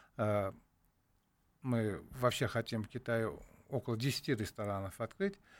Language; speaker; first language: Russian; non-native, local second language; Uzbek